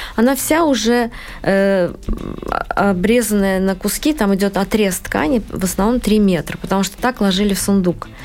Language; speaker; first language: Russian; non-native, local second language; Uzbek